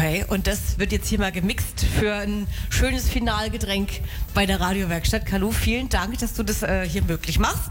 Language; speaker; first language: German; native; German